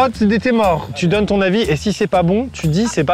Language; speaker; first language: French; native; French